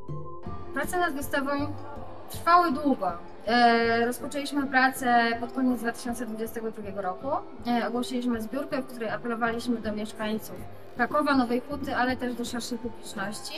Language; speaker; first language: Polish; native; Polish